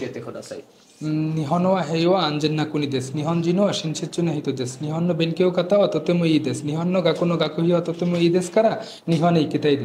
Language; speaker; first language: Japanese; non-native, learner; Bangla